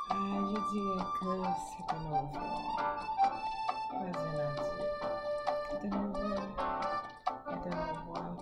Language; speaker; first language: French; non-native, local second language; Haitian Creole